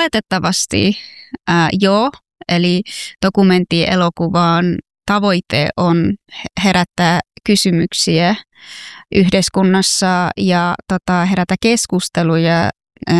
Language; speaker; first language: Finnish; non-native, fluent; Persian